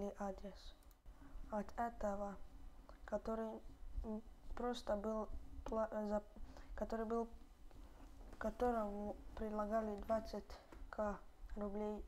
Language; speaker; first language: Russian; early bilingual, heritage; Russian